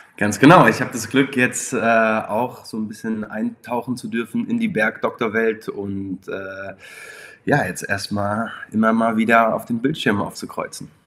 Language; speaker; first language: German; native; German